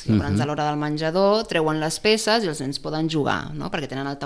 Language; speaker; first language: Catalan; native; Catalan